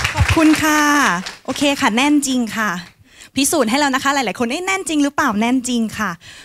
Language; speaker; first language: Thai; native; Thai